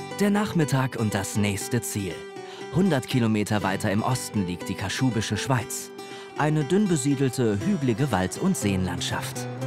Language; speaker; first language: German; native; German